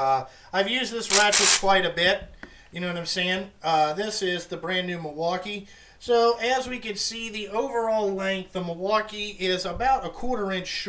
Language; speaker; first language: English; native; English